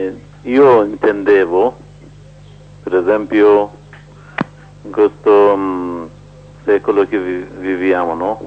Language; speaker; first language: Italian; non-native, learner; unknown